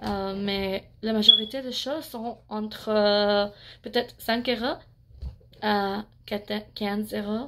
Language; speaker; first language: French; non-native, learner; English